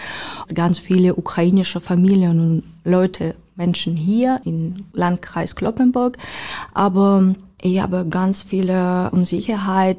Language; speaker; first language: German; non-native, learner; Ukrainian